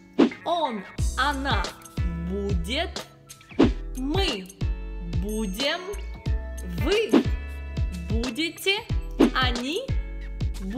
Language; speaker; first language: Russian; non-native, fluent; Spanish